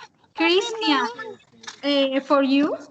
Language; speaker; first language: English; non-native, fluent; Spanish